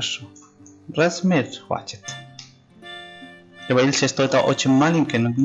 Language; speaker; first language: Russian; non-native, learner; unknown